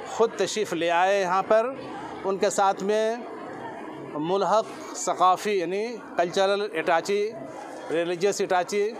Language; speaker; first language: Urdu; native; Urdu